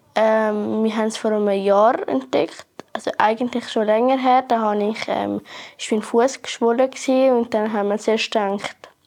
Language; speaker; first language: German; native; German